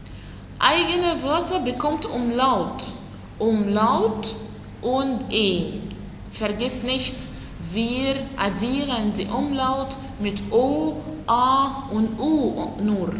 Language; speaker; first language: German; non-native, fluent; Arabic